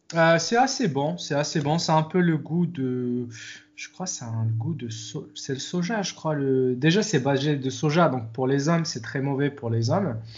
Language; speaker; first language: French; non-native, local second language; Arabic